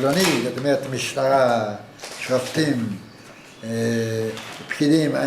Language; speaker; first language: Hebrew; non-native, fluent; Yiddish